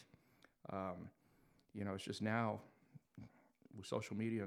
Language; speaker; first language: English; native; English